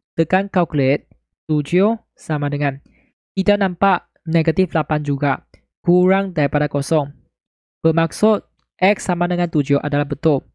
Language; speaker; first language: Malay; non-native, local second language; Chinese